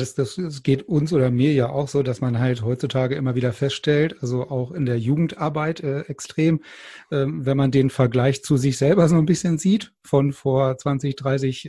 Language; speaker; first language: German; native; German